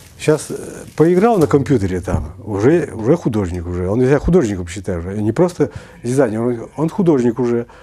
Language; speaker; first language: Russian; native; Russian